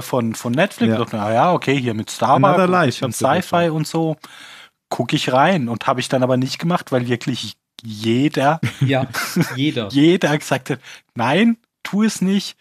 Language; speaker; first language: German; native; German